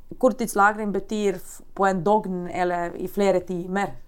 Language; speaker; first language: Norwegian; non-native, fluent; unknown